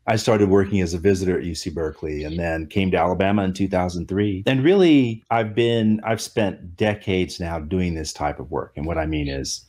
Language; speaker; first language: English; native; English